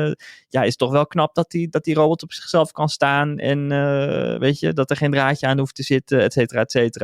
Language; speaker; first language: Dutch; native; Dutch